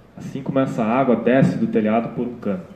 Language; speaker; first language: Portuguese; native; Portuguese